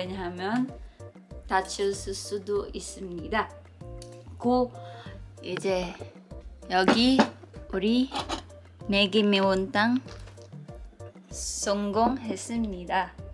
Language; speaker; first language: Korean; non-native, learner; Filipino